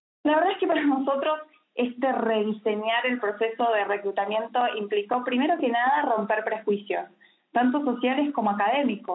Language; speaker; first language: Spanish; native; Spanish